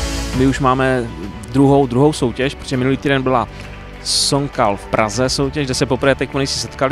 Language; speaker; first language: Czech; native; Czech